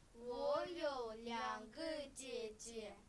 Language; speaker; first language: Chinese; non-native, fluent; Kyrgyz